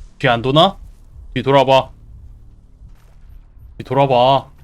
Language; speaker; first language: Korean; native; Korean